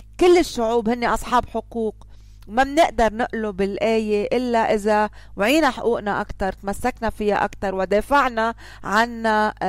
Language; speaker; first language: Arabic; native; Arabic